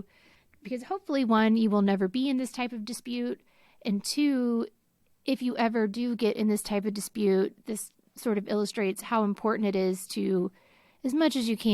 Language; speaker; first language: English; native; English